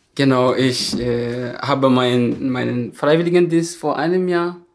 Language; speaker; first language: German; non-native, fluent; Malagasy